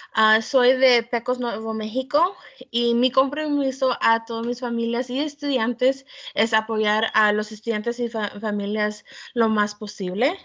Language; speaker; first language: Spanish; early bilingual, heritage; Spanish